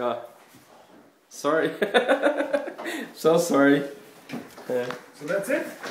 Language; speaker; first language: English; non-native, learner; Portuguese